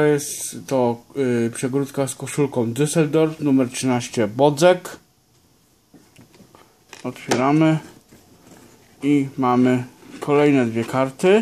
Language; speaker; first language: Polish; native; Polish